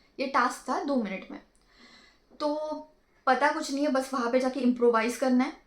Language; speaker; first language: Hindi; non-native, local second language; Marathi